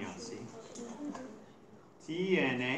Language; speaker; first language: Spanish; non-native, fluent; English